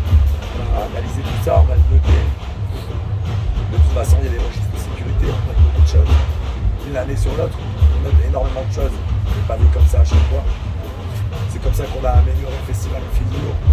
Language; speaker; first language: French; native; French